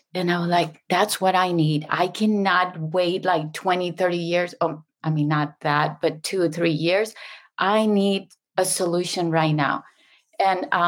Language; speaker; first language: English; non-native, fluent; Spanish